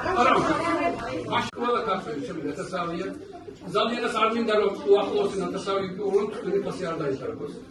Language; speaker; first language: Georgian; early bilingual, heritage; Georgian